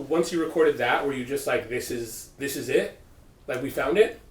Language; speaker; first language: English; native; English